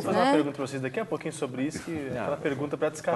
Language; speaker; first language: Portuguese; native; Portuguese